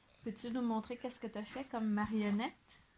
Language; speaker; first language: French; native; French